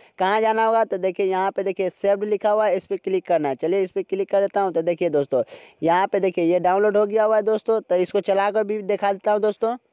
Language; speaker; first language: Hindi; native; Hindi